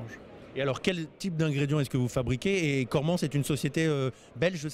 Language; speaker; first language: French; native; French